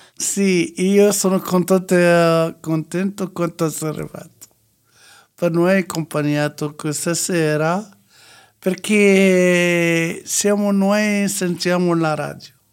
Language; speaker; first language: Italian; non-native, learner; Albanian